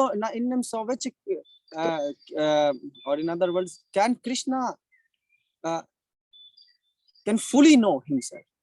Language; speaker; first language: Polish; non-native, learner; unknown